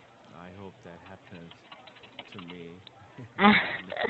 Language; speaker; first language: English; non-native, learner; Korean